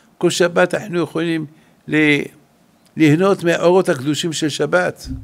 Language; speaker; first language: Hebrew; non-native, fluent; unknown